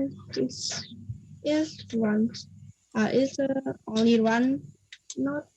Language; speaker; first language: English; non-native, learner; Vietnamese